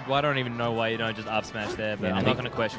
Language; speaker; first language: English; native; English